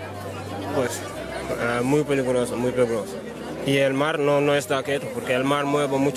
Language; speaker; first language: Spanish; non-native, learner; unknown